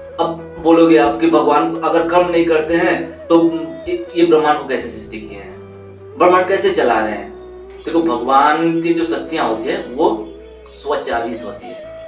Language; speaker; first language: Hindi; non-native, local second language; Bangla